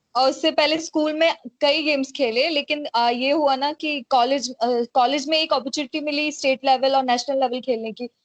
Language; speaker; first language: Hindi; native; Hindi